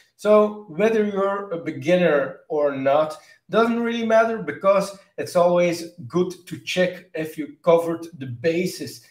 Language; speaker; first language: English; non-native, fluent; Dutch